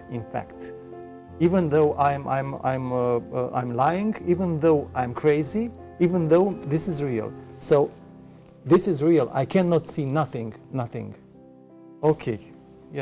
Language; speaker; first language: English; non-native, fluent; Romanian